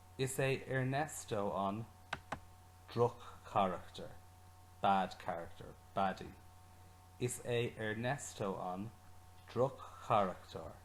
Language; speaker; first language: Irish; non-native, local second language; English